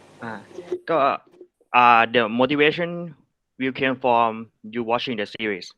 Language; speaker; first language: English; non-native, learner; Thai